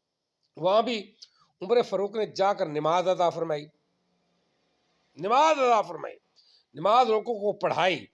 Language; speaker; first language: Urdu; non-native, local second language; Punjabi